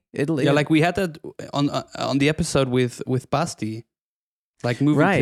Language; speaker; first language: English; non-native, fluent; German